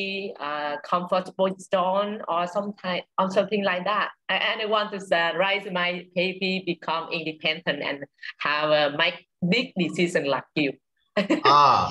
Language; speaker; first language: English; non-native, learner; Vietnamese